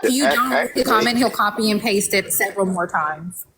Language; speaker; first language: English; native; English